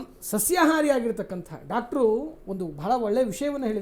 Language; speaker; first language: Kannada; native; Kannada